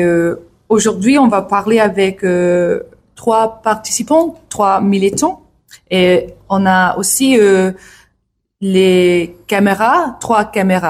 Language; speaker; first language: French; non-native, learner; English